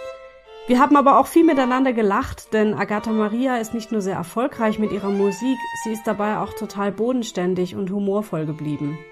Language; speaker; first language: German; native; German